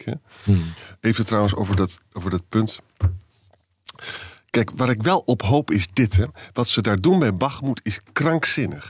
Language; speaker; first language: Dutch; native; Dutch